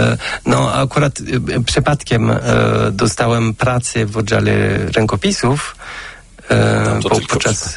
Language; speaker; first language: Polish; non-native, fluent; French